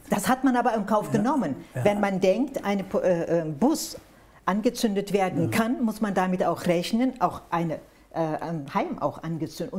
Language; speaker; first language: German; non-native, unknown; Turkish